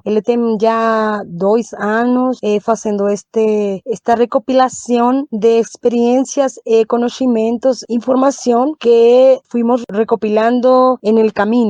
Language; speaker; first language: Portuguese; non-native, learner; Spanish